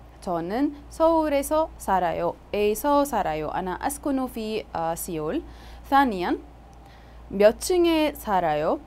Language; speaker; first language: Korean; non-native, fluent; Arabic